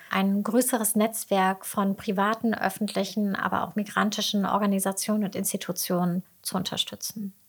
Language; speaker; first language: German; native; German